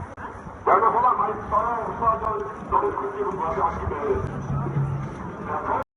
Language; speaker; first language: German; native; German